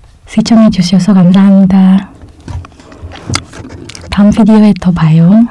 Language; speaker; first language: Korean; non-native, fluent; Indonesian